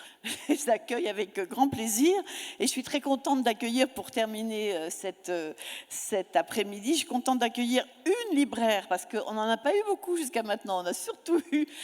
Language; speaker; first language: French; native; French